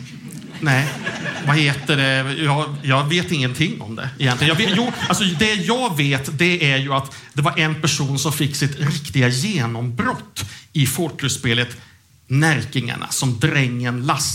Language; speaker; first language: Swedish; native; Swedish